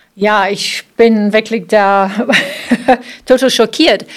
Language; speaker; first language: German; non-native, fluent; English